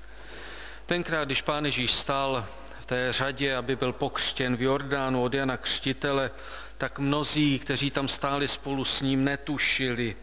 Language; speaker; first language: Czech; native; Czech